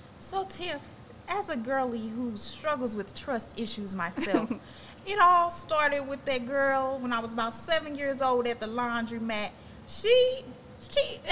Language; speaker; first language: English; native; English